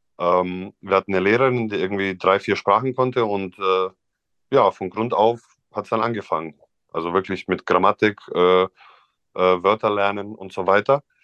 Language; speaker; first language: German; non-native, fluent; Serbian